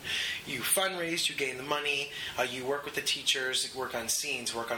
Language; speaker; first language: English; native; English